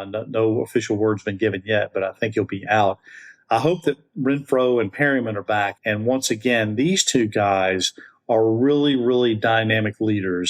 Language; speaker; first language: English; native; English